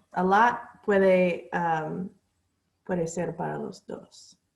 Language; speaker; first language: Spanish; non-native, learner; English